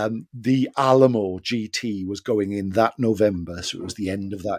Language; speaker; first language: English; native; English